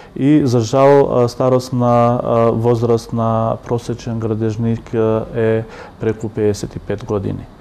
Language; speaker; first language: Macedonian; native; Macedonian